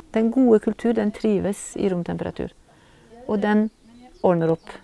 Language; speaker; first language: Norwegian; non-native, fluent; French